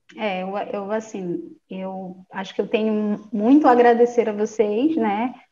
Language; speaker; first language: Portuguese; native; Portuguese